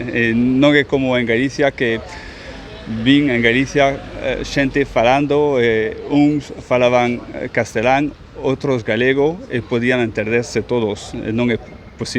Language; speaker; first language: Galician; non-native, fluent; French